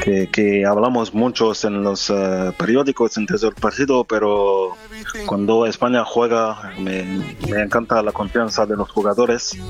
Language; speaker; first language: Spanish; non-native, fluent; French